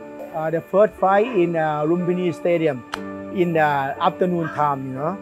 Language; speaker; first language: English; non-native, learner; Thai